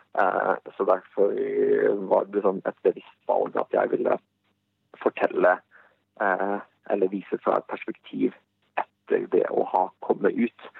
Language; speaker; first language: Norwegian; early bilingual, other home language; Bosnian